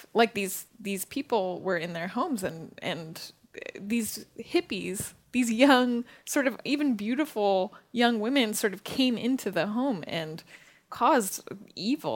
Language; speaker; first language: English; native; English